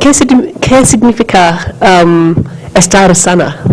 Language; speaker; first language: Spanish; non-native, learner; English